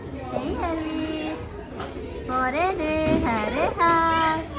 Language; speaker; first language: Swedish; non-native, learner; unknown